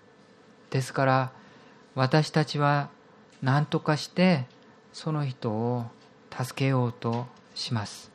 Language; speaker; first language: Japanese; non-native, fluent; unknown